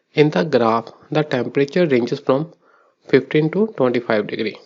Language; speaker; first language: English; non-native, local second language; Punjabi